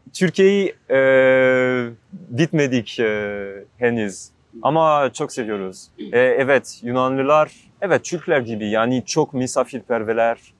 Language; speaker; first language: Turkish; non-native, learner; French